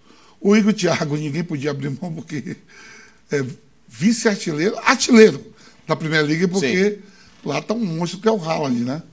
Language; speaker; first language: Portuguese; native; Portuguese